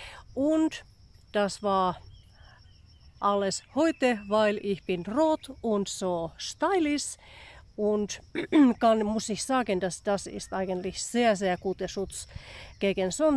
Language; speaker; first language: German; non-native, fluent; Finnish